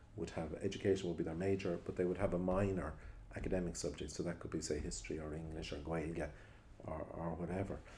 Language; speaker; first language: English; native; English